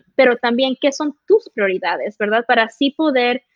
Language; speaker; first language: Spanish; early bilingual, heritage; Spanish